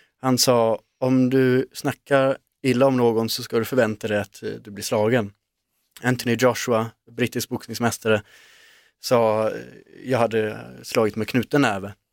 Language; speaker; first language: Swedish; native; Swedish